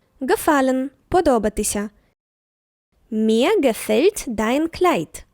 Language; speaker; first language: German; non-native, fluent; Ukrainian